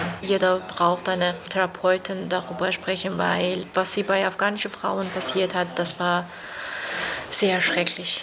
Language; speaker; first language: German; non-native, fluent; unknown